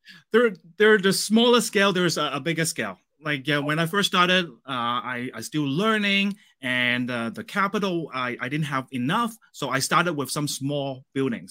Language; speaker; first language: English; non-native, local second language; Cantonese